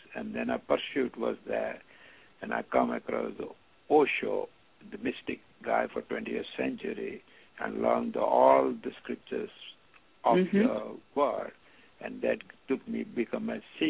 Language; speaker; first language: English; non-native, local second language; Gujarati